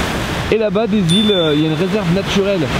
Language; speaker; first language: French; native; French